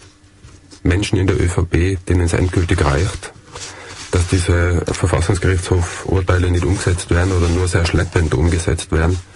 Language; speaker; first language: German; native; German